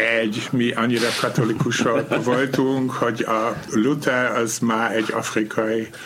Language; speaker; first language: Hungarian; non-native, fluent; German